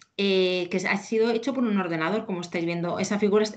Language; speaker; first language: Spanish; native; Spanish